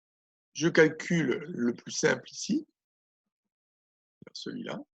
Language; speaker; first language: French; native; French